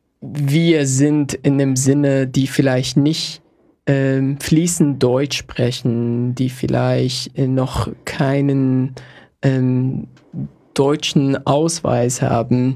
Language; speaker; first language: German; native; German